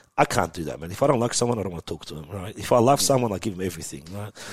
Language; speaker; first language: English; early bilingual, other home language; Persian